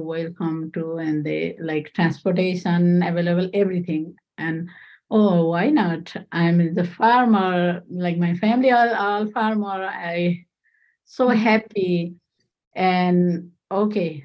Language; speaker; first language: English; non-native, learner; Nepali